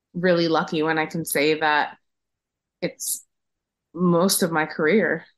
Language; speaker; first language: English; native; English